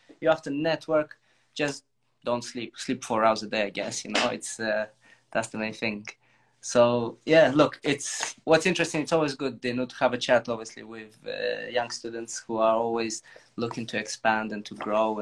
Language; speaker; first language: English; non-native, fluent; Romanian